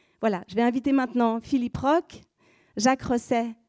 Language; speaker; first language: French; native; French